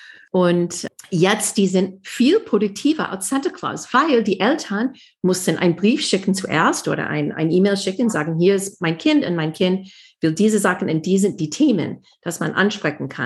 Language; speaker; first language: German; non-native, fluent; English